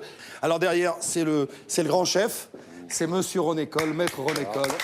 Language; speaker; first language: French; native; French